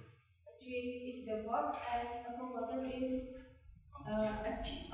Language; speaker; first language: English; non-native, learner; Indonesian